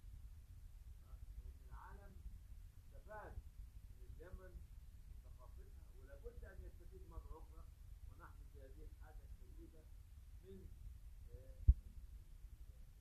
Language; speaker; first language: Arabic; native; Arabic